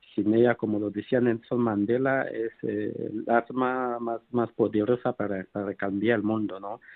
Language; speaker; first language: Spanish; non-native, fluent; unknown